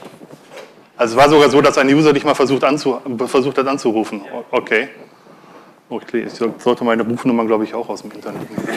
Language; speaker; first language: German; native; German